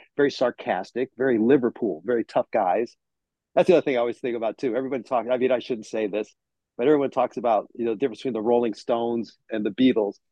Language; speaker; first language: English; native; English